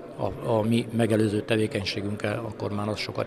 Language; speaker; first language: Hungarian; native; Hungarian